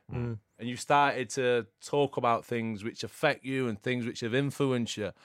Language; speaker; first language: English; native; English